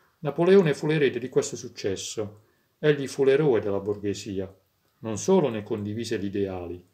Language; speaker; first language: Italian; native; Italian